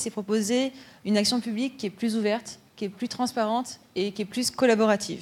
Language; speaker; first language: French; native; French